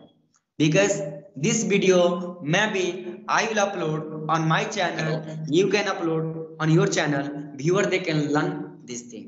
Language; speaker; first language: English; non-native, learner; Hindi